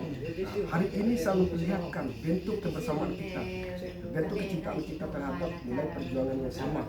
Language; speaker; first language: Indonesian; non-native, local second language; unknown